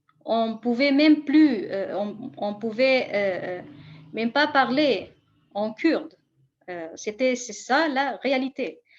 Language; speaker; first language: French; non-native, fluent; Kurdish